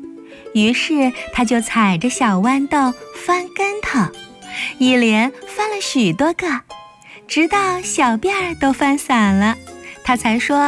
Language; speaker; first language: Chinese; native; Chinese